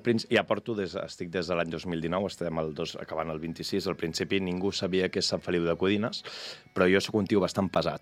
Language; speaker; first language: Catalan; native; Catalan